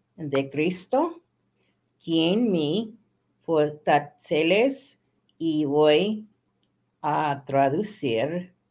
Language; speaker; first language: Spanish; non-native, learner; English